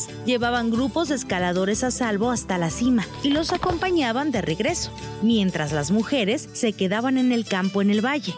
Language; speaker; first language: Spanish; native; Spanish